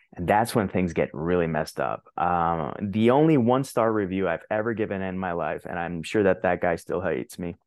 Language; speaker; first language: English; non-native, fluent; Spanish